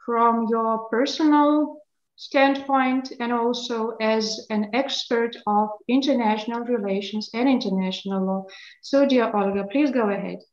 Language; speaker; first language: English; non-native, fluent; Lithuanian